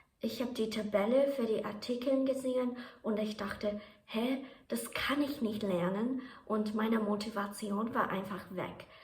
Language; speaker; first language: German; non-native, fluent; Japanese